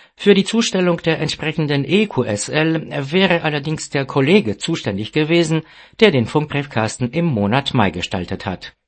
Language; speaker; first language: German; non-native, fluent; Romanian